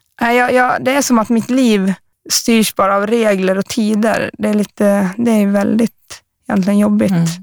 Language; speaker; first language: Swedish; native; Swedish